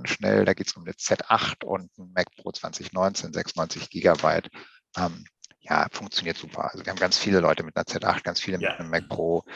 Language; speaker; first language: German; native; German